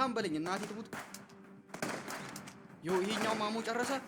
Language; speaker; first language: Amharic; native; Amharic